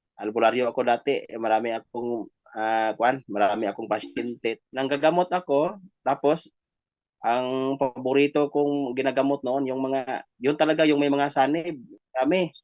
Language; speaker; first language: Filipino; non-native, local second language; Hiligaynon